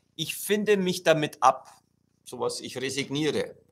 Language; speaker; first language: German; non-native, fluent; Italian